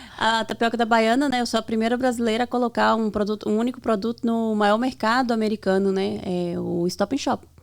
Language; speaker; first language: Portuguese; native; Portuguese